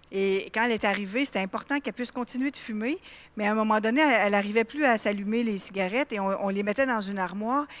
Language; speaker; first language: French; native; French